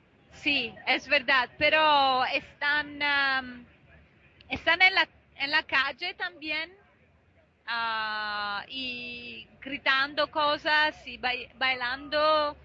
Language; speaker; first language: Spanish; non-native, fluent; Italian